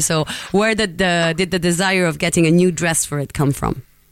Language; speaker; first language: English; non-native, fluent; Italian